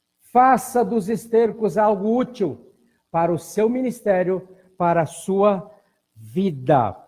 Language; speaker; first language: Portuguese; native; Portuguese